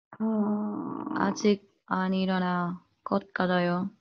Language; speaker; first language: Korean; non-native, learner; Spanish